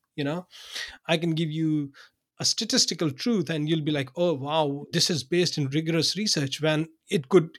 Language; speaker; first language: English; non-native, local second language; Urdu